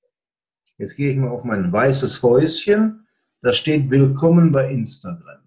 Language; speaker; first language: German; native; German